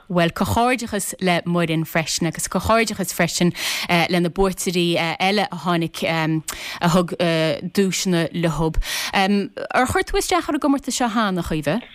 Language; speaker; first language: Irish; native; Irish